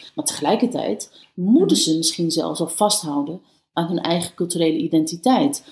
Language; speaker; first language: Dutch; early bilingual, other home language; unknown